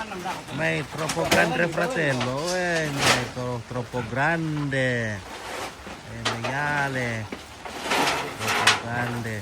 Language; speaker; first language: Italian; non-native, learner; Indonesian